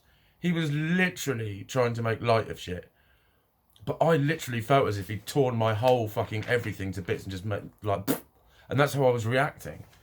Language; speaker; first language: English; native; English